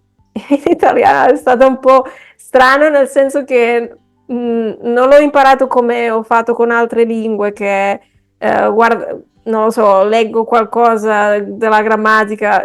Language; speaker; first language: Italian; non-native, fluent; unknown